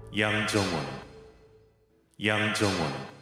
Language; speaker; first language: Korean; native; Korean